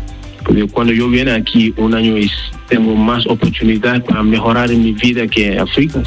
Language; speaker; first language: Spanish; non-native, learner; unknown